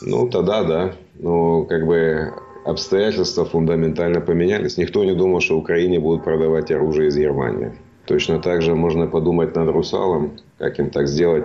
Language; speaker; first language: Russian; native; Russian